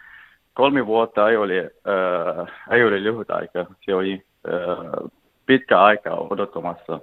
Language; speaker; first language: Finnish; non-native, learner; Arabic